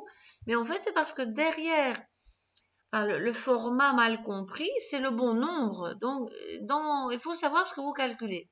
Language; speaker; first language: French; native; French